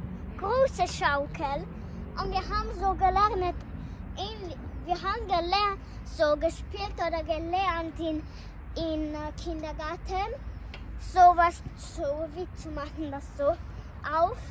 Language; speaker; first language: German; non-native, learner; Arabic